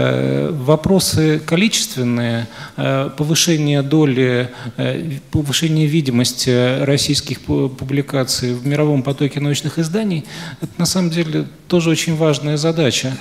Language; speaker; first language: Russian; native; Russian